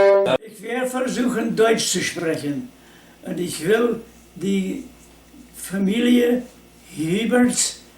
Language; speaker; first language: German; early bilingual, heritage; Plautdietsch